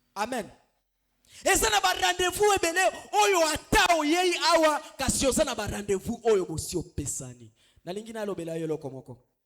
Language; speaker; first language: Lingala; native; Lingala